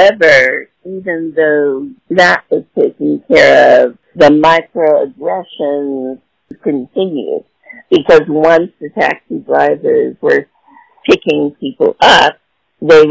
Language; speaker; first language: English; native; English